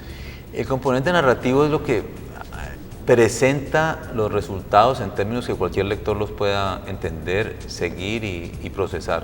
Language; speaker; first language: Spanish; native; Spanish